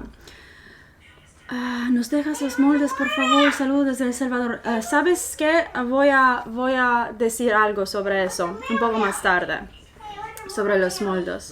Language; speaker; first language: Spanish; non-native, fluent; English